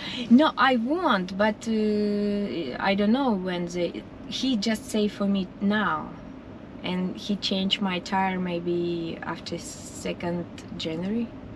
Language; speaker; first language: English; non-native, learner; Russian